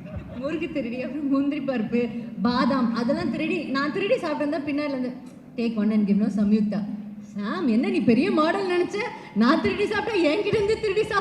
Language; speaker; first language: Tamil; native; Tamil